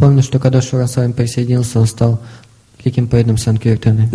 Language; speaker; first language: Russian; native; Russian